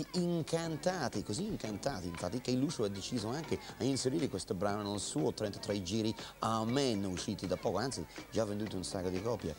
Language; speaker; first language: Italian; native; Italian